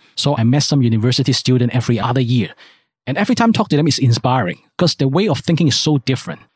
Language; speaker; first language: English; non-native, local second language; Cantonese